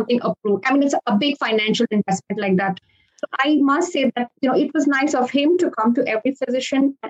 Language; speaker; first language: English; non-native, local second language; Konkani